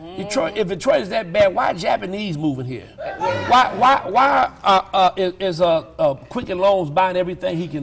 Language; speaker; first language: English; native; English